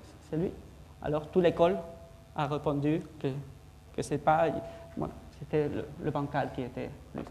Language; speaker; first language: French; non-native, fluent; Spanish